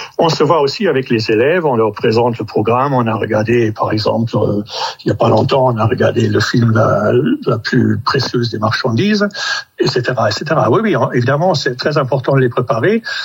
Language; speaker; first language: French; non-native, fluent; German